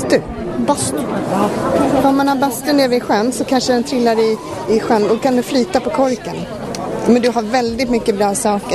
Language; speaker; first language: Swedish; native; Swedish